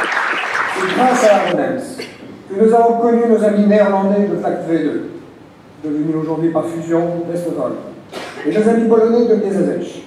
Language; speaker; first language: French; native; French